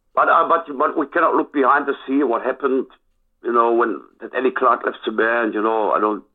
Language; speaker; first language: English; non-native, fluent; German